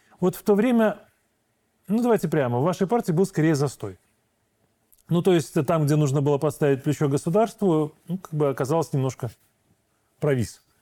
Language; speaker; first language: Russian; native; Russian